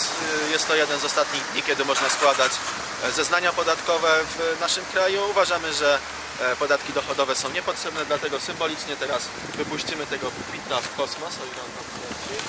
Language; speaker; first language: Polish; native; Polish